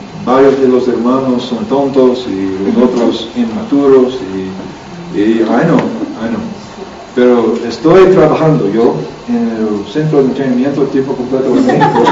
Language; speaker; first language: Spanish; non-native, learner; English